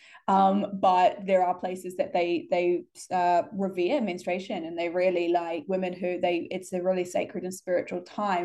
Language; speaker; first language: English; native; English